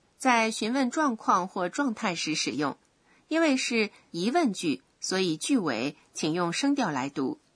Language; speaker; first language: Chinese; native; Chinese